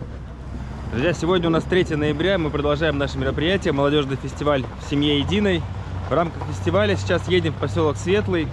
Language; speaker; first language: Russian; native; Russian